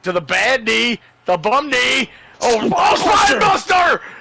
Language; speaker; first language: English; native; English